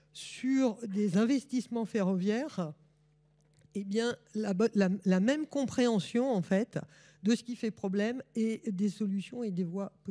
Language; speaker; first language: French; native; French